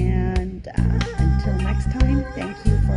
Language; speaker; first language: English; native; English